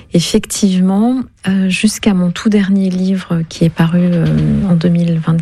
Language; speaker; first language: French; non-native, local second language; Kinyarwanda